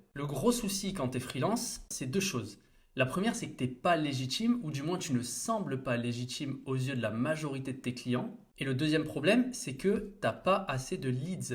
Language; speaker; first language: French; native; French